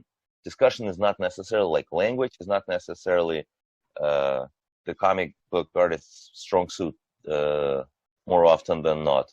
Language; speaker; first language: English; non-native, fluent; Russian